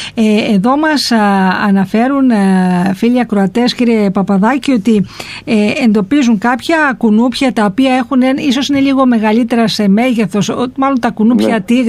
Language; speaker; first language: Greek; native; Greek